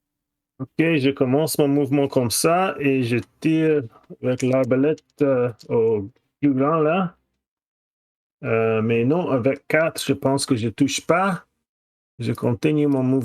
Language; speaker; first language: French; non-native, fluent; English